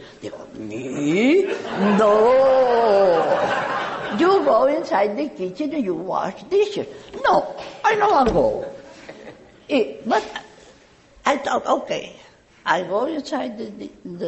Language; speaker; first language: English; non-native, learner; Catalan